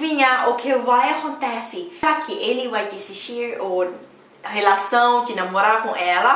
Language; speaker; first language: Portuguese; non-native, learner; Thai